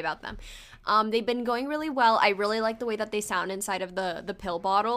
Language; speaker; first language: English; early bilingual, other home language; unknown